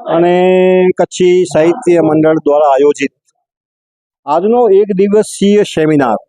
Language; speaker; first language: Gujarati; non-native, local second language; Kachhi